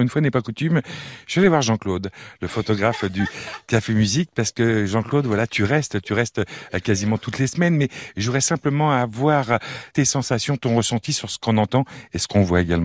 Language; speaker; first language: French; native; French